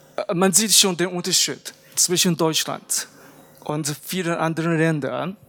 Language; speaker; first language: German; non-native, fluent; Chinese